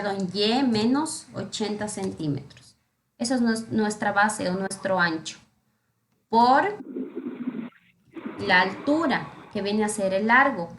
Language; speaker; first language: Spanish; native; Spanish